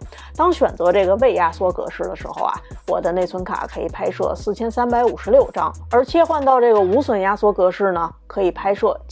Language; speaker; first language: Chinese; native; Chinese